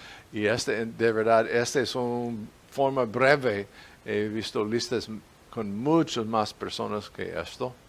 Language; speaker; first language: Spanish; non-native, fluent; English